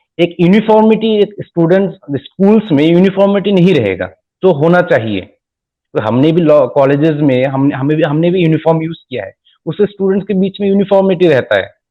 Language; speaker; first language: Hindi; non-native, local second language; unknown